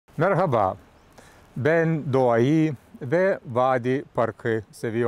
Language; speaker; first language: Turkish; non-native, learner; Lithuanian